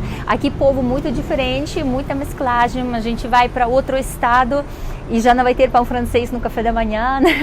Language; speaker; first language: Portuguese; non-native, fluent; Russian